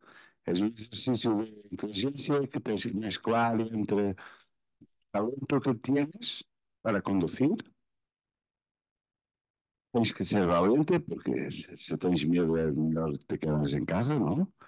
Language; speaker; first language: Spanish; non-native, fluent; Portuguese